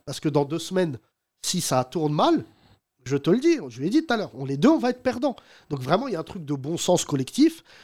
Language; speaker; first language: French; early bilingual, other home language; Arabic